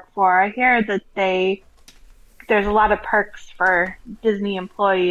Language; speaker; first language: English; native; English